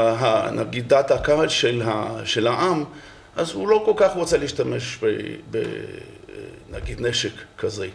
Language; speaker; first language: Hebrew; non-native, fluent; English